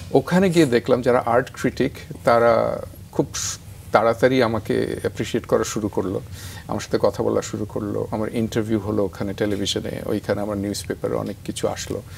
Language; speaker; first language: Bangla; native; Bangla